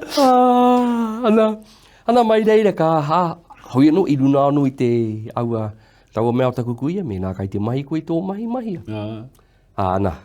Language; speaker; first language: Māori; native; Māori